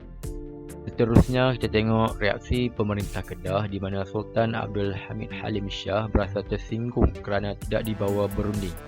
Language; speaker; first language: Malay; native; Malay